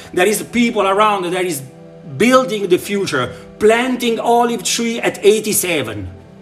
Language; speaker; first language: English; non-native, learner; Italian